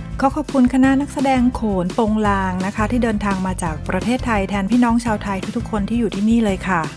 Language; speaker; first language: Thai; native; Thai